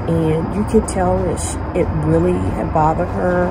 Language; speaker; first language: English; native; English